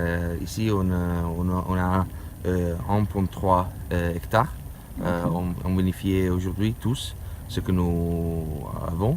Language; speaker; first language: French; non-native, learner; Italian